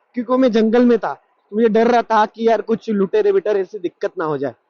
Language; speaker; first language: Hindi; non-native, local second language; Marathi